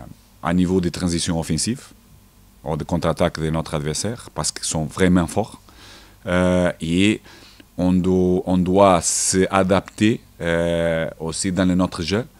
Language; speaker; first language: French; non-native, learner; Portuguese